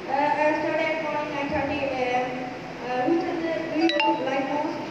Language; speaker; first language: English; non-native, learner; Bangla